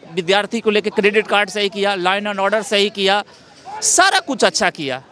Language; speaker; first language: Hindi; native; Hindi